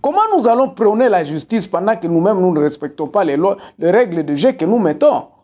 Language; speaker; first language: French; non-native, local second language; Lingala